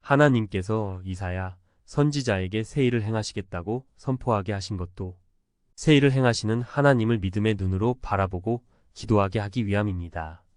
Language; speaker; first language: Korean; native; Korean